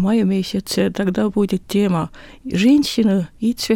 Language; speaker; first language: Russian; non-native, local second language; Estonian